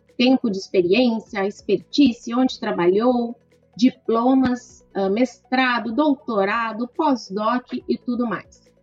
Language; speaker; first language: Portuguese; native; Portuguese